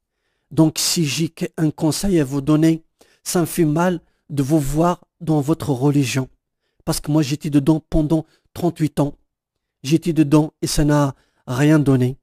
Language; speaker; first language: French; non-native, local second language; Kabyle